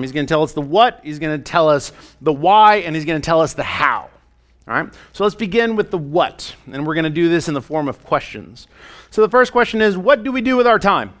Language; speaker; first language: English; native; English